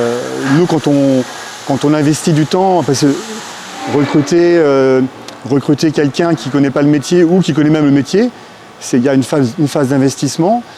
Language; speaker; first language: French; native; French